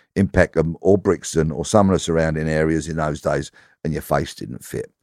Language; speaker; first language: English; native; English